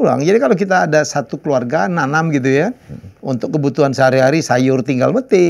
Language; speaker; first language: Indonesian; native; Indonesian